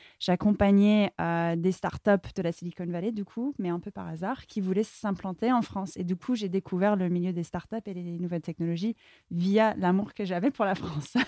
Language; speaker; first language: French; non-native, fluent; English